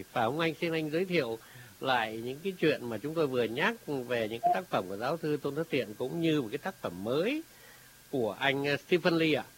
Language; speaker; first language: Vietnamese; native; Vietnamese